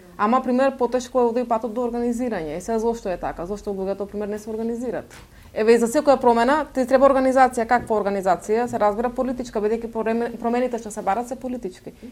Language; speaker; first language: Macedonian; non-native, local second language; Turkish